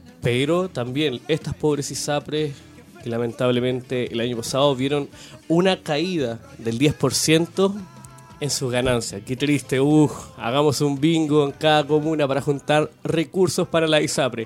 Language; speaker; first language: Spanish; native; Spanish